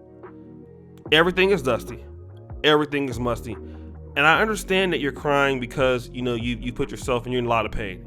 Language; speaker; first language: English; native; English